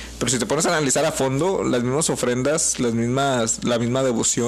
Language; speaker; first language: Spanish; native; Spanish